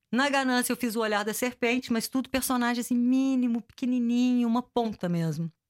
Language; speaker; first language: Portuguese; native; Portuguese